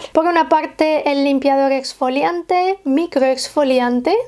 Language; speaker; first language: Spanish; native; Spanish